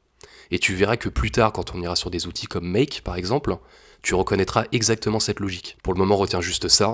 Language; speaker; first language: French; native; French